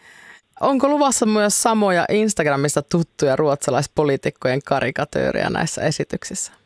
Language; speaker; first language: Finnish; native; Finnish